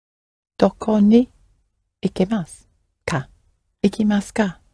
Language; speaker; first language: Japanese; non-native, learner; English